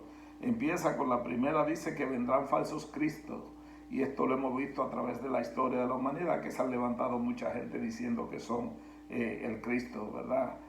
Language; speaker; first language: Spanish; native; Spanish